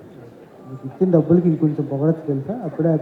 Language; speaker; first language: Telugu; native; Telugu